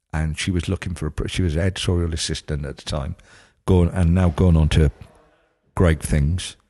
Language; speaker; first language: English; native; English